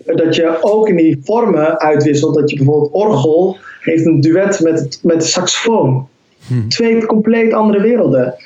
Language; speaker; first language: Dutch; early bilingual, other home language; Somali